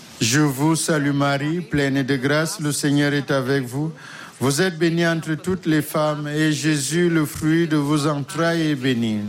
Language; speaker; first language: French; native; French